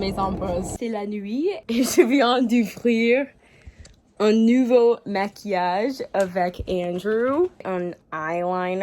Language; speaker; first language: French; non-native, learner; English